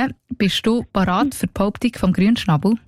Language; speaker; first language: German; native; German